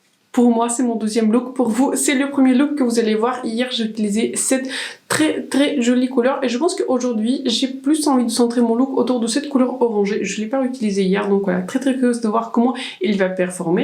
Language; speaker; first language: French; native; French